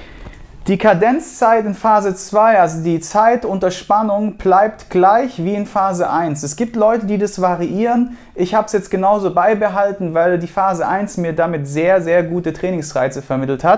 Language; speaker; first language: German; native; German